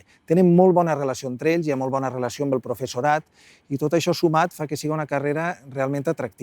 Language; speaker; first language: Catalan; native; Catalan